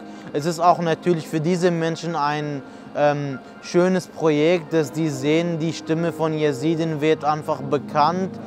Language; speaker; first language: German; non-native, fluent; Kurdish